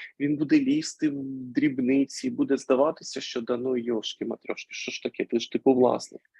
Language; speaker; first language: Ukrainian; non-native, local second language; Russian